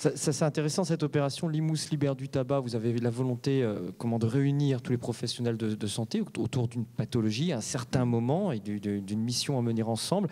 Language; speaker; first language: French; native; French